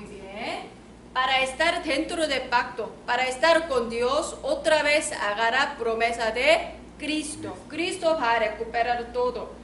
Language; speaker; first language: Spanish; non-native, learner; Korean